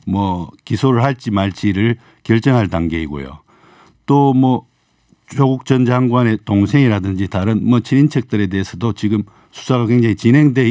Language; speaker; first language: Korean; native; Korean